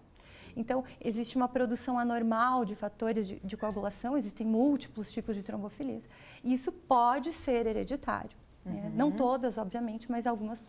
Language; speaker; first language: Portuguese; native; Portuguese